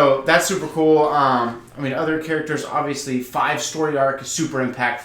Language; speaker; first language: English; native; English